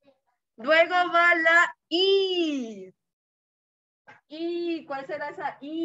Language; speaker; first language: Spanish; native; Spanish